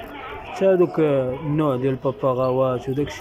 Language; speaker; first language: Arabic; native; Arabic